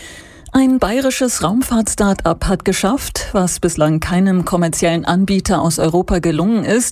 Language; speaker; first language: German; native; German